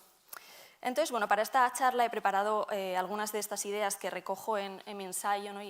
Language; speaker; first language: Spanish; native; Spanish